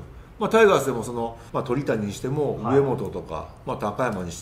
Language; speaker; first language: Japanese; native; Japanese